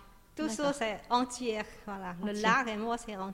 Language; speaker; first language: French; non-native, learner; Chinese